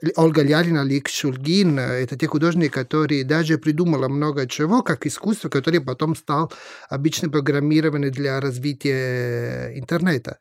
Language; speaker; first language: Russian; non-native, fluent; Italian